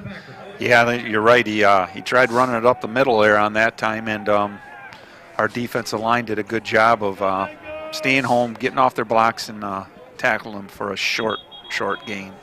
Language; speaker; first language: English; native; English